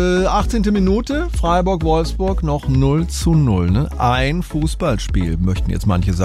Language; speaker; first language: German; native; German